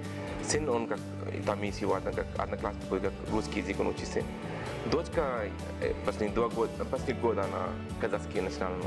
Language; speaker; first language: Russian; non-native, learner; Tamil